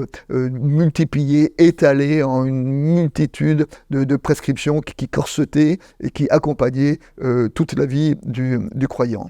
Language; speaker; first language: French; native; French